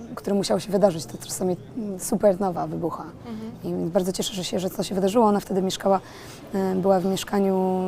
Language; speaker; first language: Polish; native; Polish